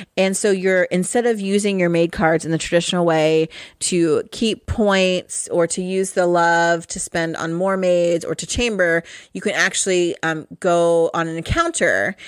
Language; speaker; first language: English; native; English